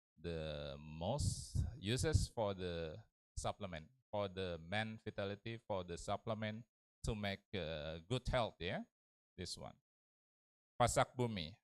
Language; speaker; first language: English; non-native, learner; Indonesian